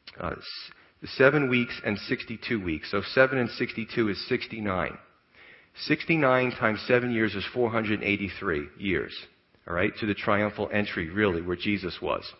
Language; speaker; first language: English; native; English